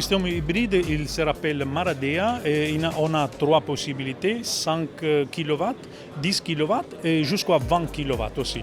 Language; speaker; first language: French; non-native, fluent; Italian